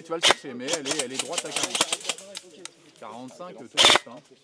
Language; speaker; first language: French; native; French